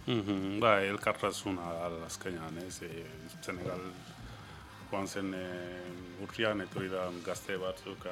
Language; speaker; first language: Basque; non-native, learner; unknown